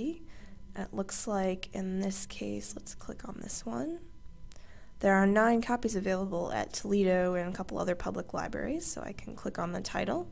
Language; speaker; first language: English; native; English